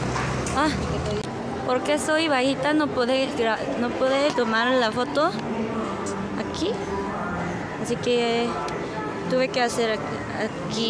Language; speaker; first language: Spanish; non-native, fluent; Korean